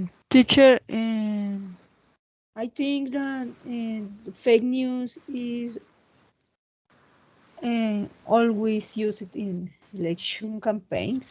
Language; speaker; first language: English; non-native, learner; Spanish